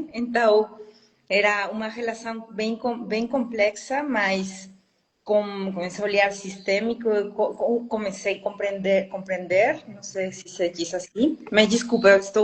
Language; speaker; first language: Portuguese; non-native, fluent; Spanish